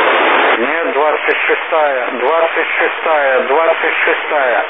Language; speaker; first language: Russian; native; Russian